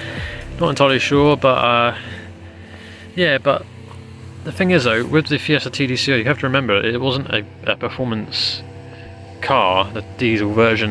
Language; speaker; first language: English; native; English